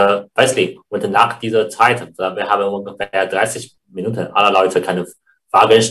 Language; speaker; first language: German; non-native, learner; Chinese